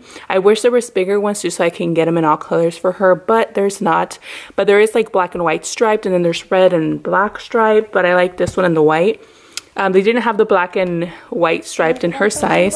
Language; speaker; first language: English; early bilingual, other home language; Spanish